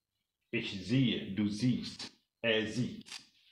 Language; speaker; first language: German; non-native, learner; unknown